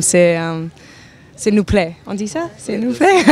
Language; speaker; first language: French; non-native, learner; English